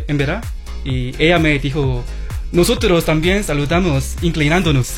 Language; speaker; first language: Spanish; non-native, learner; Korean